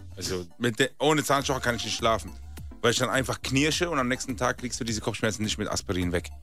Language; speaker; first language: German; native; German